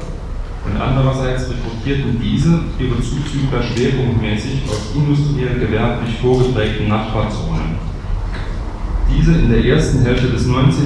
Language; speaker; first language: German; native; German